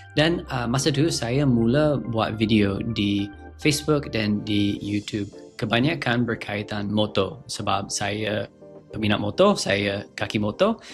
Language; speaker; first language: Malay; non-native, fluent; English